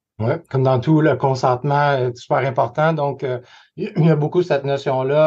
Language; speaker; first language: French; native; French